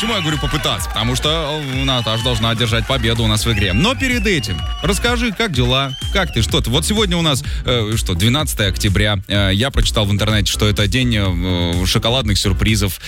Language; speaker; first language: Russian; native; Russian